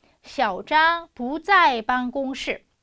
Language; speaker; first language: Chinese; non-native, fluent; Korean